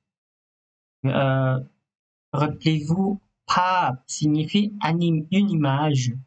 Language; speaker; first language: French; non-native, fluent; Thai